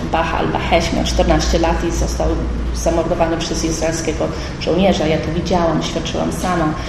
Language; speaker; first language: Polish; early bilingual, heritage; Polish